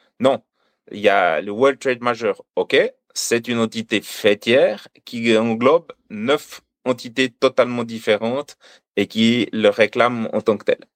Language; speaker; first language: French; native; French